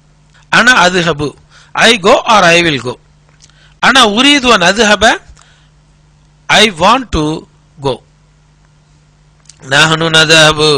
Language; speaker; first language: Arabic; non-native, fluent; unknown